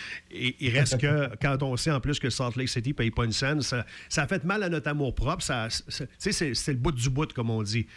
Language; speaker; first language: French; native; French